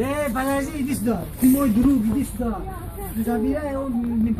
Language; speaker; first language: Russian; non-native, learner; Tajik